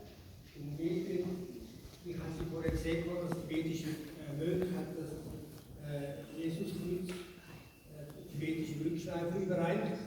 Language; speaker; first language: German; non-native, learner; Tibetan